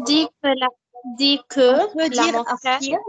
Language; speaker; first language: French; non-native, learner; Arabic